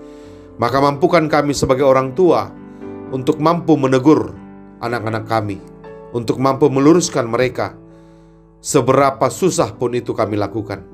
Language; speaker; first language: Indonesian; native; Indonesian